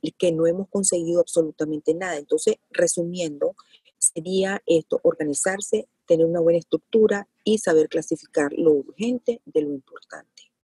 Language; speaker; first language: Spanish; native; Spanish